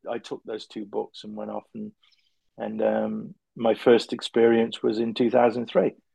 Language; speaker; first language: English; native; English